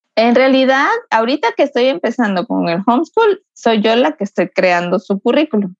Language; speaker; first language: Spanish; native; Spanish